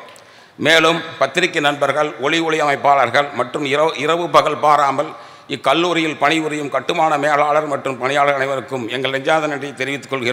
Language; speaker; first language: Tamil; native; Tamil